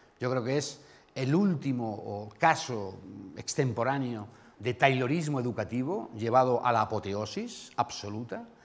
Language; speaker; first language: Spanish; native; Spanish